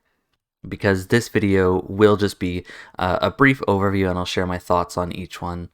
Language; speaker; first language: English; native; English